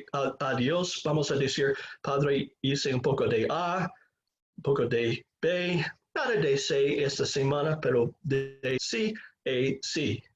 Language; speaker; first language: Spanish; non-native, fluent; English